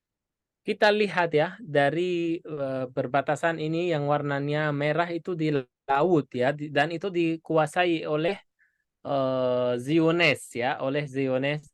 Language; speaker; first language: Indonesian; non-native, fluent; Arabic